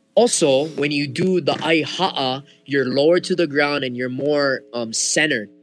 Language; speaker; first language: English; early bilingual, other home language; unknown